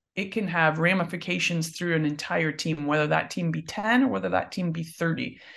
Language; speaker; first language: English; native; English